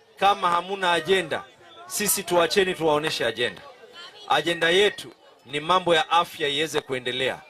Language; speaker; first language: Swahili; native; Swahili